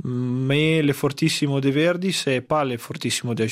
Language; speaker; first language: French; non-native, fluent; Italian